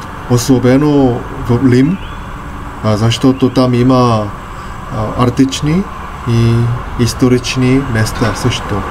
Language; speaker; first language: Bulgarian; non-native, learner; Korean